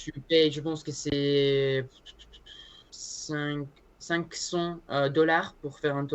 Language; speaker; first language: French; non-native, learner; Spanish